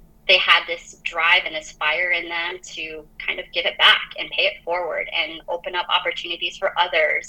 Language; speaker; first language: English; native; English